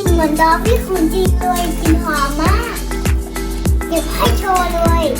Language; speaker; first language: Thai; native; Thai